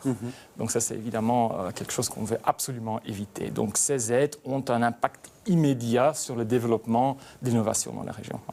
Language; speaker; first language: French; native; French